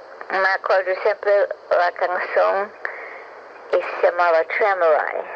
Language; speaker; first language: Italian; early bilingual, heritage; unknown